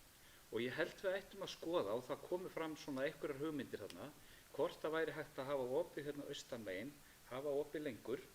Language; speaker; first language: Icelandic; native; Icelandic